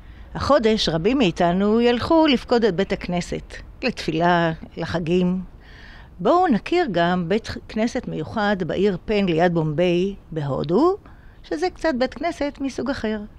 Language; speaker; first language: Hebrew; native; Hebrew